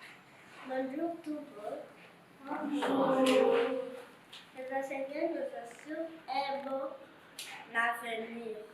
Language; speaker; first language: French; non-native, learner; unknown